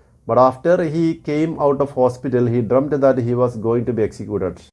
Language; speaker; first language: English; non-native, local second language; Malayalam